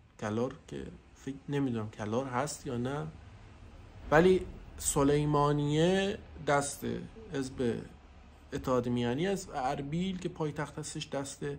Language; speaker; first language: Persian; non-native, local second language; Central Kurdish